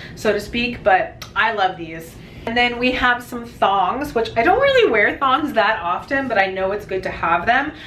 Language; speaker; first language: English; native; English